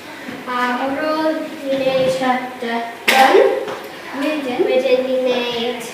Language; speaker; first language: Welsh; non-native, local second language; English